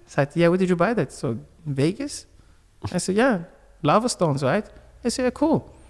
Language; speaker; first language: English; early bilingual, other home language; Lingala